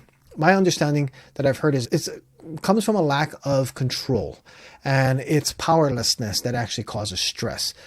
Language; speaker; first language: English; native; English